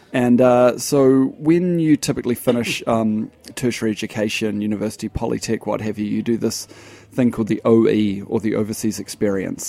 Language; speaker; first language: English; native; English